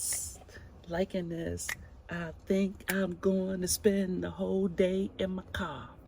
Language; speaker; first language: English; native; English